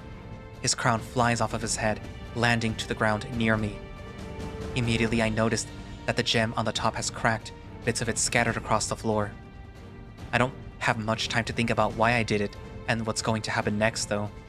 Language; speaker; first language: English; native; English